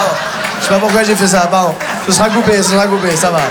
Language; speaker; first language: French; native; French